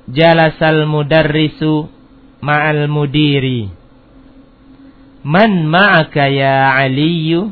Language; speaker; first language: Arabic; non-native, fluent; Indonesian